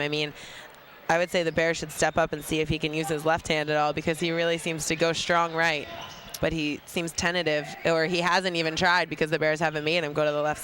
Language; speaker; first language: English; native; English